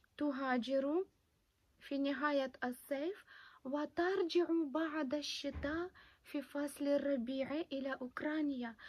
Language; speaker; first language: Arabic; non-native, fluent; Ukrainian